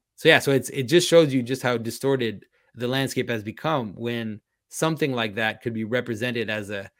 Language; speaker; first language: English; non-native, fluent; French